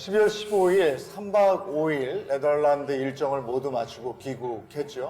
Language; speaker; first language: Korean; native; Korean